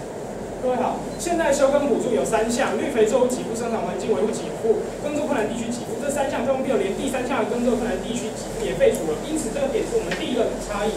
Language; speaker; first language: Chinese; native; Chinese